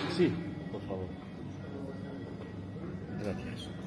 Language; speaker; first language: Spanish; non-native, learner; Armenian